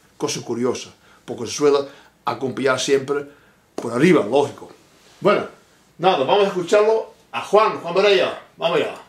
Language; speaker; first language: Spanish; non-native, fluent; Dutch